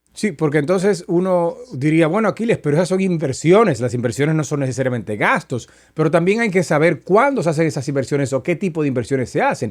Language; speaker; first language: Spanish; native; Spanish